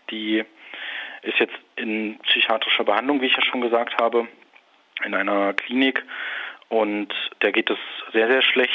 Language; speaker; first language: German; native; German